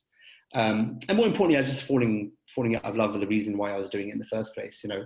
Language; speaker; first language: English; native; English